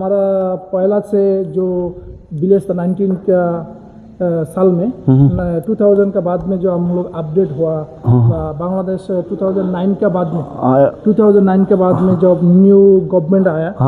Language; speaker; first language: Hindi; non-native, learner; Bangla